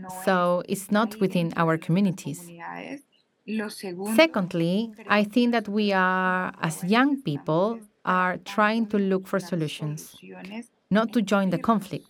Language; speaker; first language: English; non-native, fluent; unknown